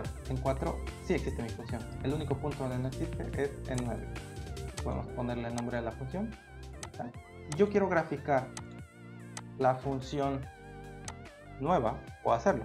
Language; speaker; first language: Spanish; native; Spanish